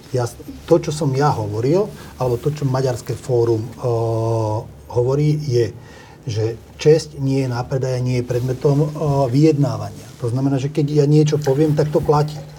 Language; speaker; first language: Slovak; non-native, local second language; Hungarian